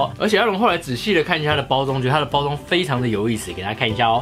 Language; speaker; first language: Chinese; native; Chinese